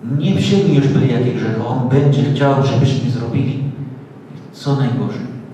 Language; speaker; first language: Polish; non-native, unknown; Arabic